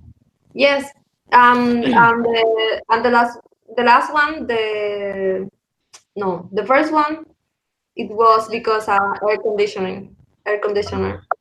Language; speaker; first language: English; non-native, learner; Spanish